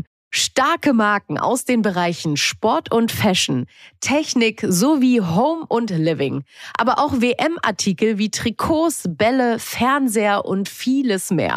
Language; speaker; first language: German; native; German